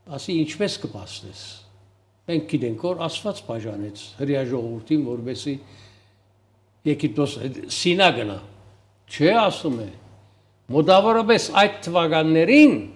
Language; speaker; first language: Armenian; early bilingual, heritage; Armenian